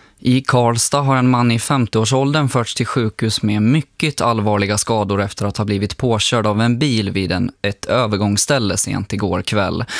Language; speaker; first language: Swedish; native; Swedish